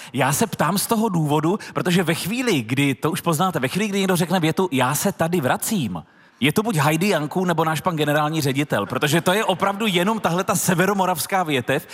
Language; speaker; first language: Czech; native; Czech